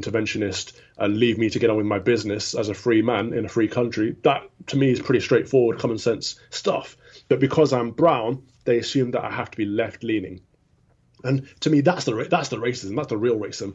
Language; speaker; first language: English; native; English